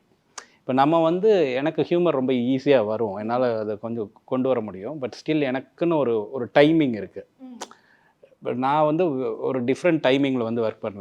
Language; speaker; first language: Tamil; native; Tamil